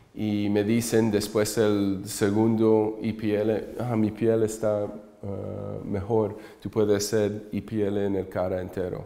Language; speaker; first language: Spanish; early bilingual, heritage; English